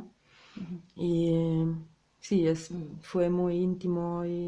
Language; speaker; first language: Spanish; non-native, fluent; Italian